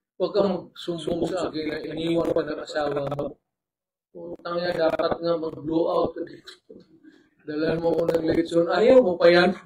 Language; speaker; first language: Filipino; non-native, local second language; Cebuano